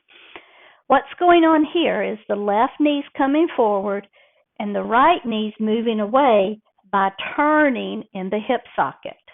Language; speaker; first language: English; native; English